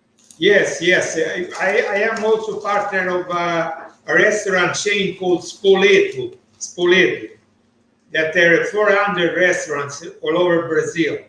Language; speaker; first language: English; non-native, learner; Italian